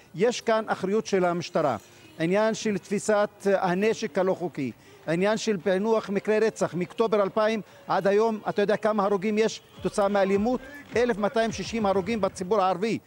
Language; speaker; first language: Hebrew; non-native, local second language; Arabic